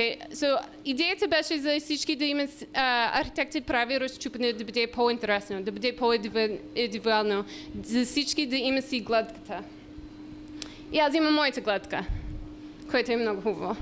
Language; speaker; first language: Bulgarian; non-native, learner; English